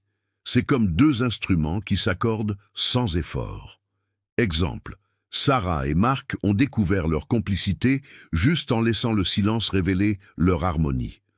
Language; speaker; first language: French; native; French